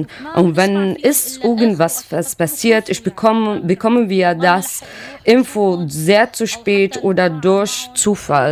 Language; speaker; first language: German; non-native, learner; Arabic